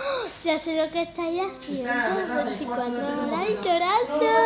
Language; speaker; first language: Spanish; native; Spanish